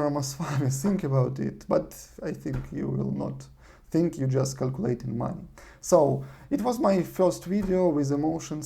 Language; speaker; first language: English; non-native, learner; Russian